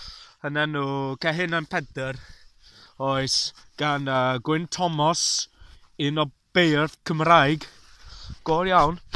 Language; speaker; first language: Welsh; non-native, learner; English